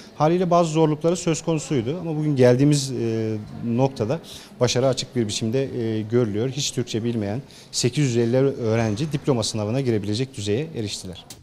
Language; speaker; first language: Turkish; native; Turkish